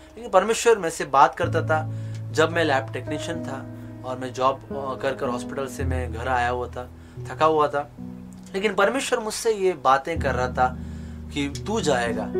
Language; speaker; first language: Hindi; non-native, local second language; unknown